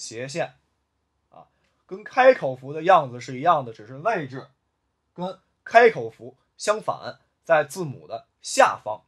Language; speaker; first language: Chinese; native; Chinese